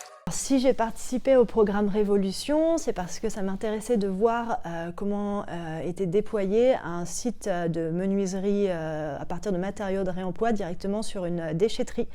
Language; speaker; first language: French; native; French